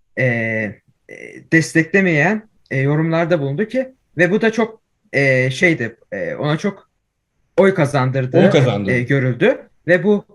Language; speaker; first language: Turkish; early bilingual, heritage; Turkish